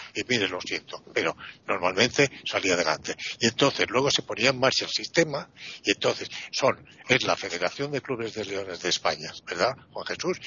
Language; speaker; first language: Spanish; non-native, fluent; Italian